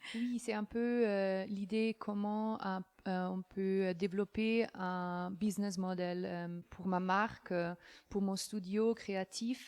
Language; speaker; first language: French; non-native, fluent; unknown